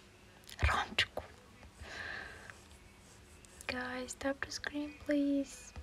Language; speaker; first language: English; non-native, learner; Ukrainian